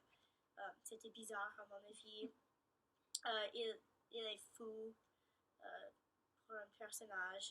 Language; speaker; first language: French; non-native, learner; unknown